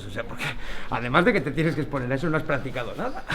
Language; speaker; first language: Spanish; native; Spanish